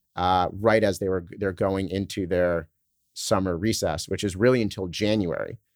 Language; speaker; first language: English; native; English